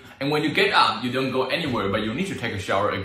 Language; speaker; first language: English; non-native, learner; Chinese